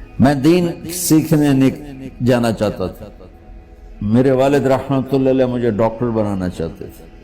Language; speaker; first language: Urdu; non-native, local second language; Punjabi